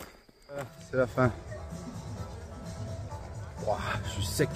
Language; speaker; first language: French; native; French